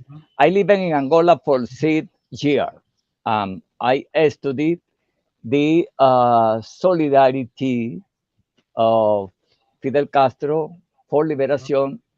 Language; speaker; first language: English; non-native, learner; Portuguese